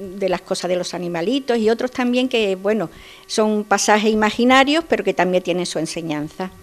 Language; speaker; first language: Spanish; native; Spanish